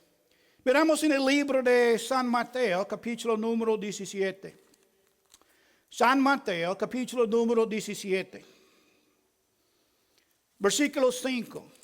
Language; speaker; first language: Spanish; non-native, fluent; English